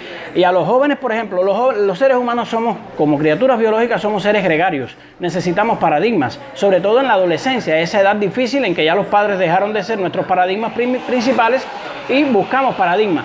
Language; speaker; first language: Spanish; native; Spanish